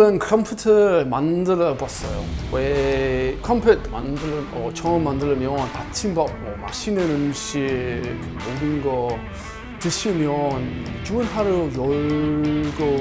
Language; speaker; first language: Korean; non-native, learner; English